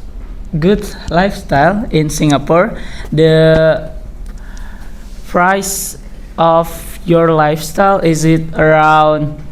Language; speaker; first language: English; non-native, learner; Indonesian